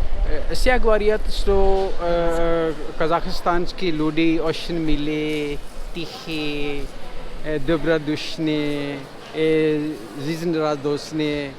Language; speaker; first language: Russian; non-native, learner; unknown